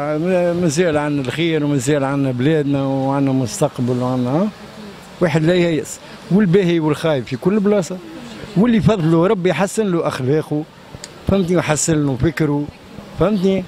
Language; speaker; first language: Arabic; native; Arabic